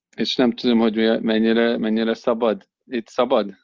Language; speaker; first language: Hungarian; non-native, fluent; English